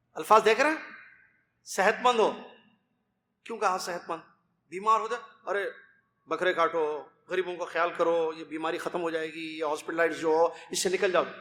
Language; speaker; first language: Urdu; native; Urdu